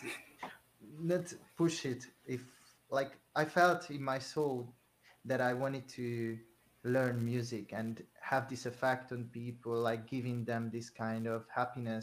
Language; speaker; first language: English; non-native, fluent; Hungarian